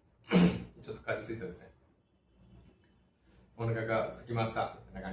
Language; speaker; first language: Japanese; non-native, fluent; Bangla